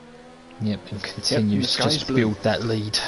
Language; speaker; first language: English; native; English